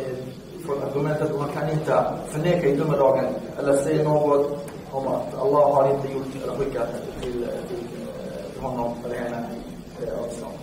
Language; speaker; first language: Swedish; non-native, fluent; Arabic